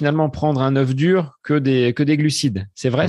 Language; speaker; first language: French; native; French